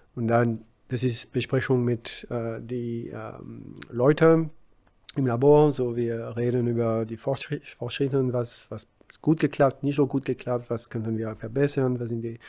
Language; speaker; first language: German; non-native, fluent; French